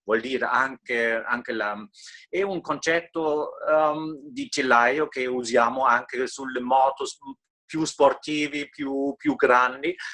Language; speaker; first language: Italian; non-native, fluent; German